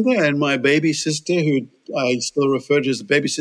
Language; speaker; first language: English; native; English